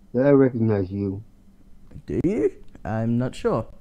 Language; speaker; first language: English; native; English